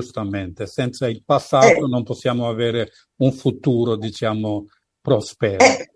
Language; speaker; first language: Italian; non-native, fluent; Albanian